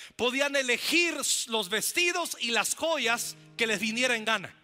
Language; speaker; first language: Spanish; native; Spanish